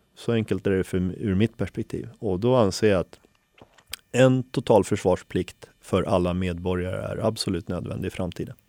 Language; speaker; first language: Swedish; early bilingual, other home language; Finnish